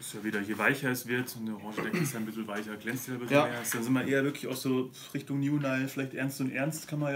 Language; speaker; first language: German; native; German